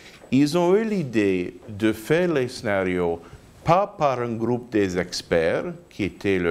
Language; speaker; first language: French; non-native, fluent; English